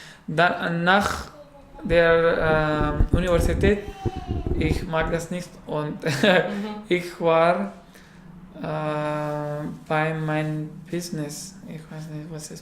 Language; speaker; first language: German; non-native, learner; Pashto